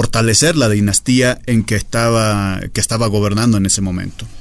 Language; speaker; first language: Spanish; native; Spanish